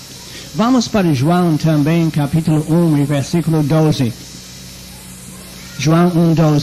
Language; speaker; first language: Portuguese; non-native, fluent; English